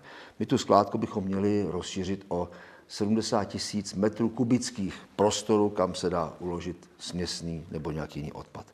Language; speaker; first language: Czech; native; Czech